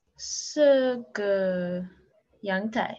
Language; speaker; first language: Chinese; non-native, learner; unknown